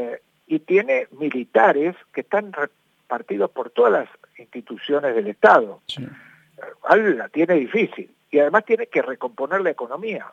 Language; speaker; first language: Spanish; native; Spanish